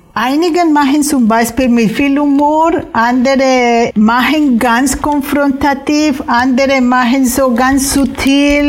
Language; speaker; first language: German; non-native, fluent; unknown